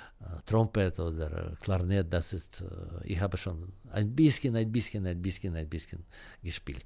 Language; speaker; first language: German; non-native, learner; Russian